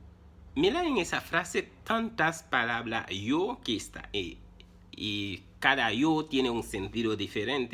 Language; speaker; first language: Spanish; non-native, fluent; Haitian Creole